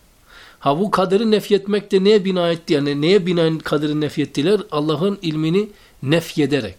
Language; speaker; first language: Turkish; native; Turkish